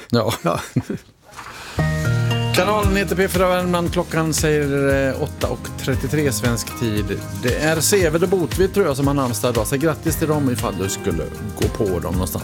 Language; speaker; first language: Swedish; native; Swedish